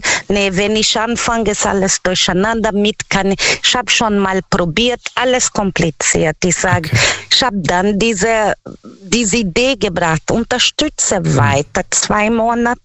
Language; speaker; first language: German; non-native, learner; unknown